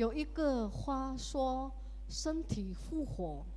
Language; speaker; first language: Chinese; early bilingual, heritage; Indonesian